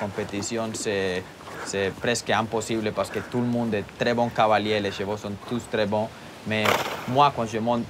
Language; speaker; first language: French; non-native, fluent; Spanish